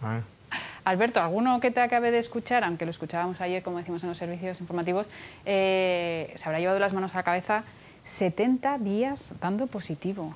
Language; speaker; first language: Spanish; native; Spanish